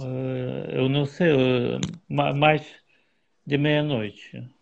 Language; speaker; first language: Portuguese; non-native, learner; Russian